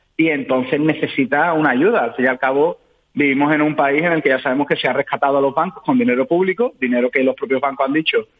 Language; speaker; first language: Spanish; native; Spanish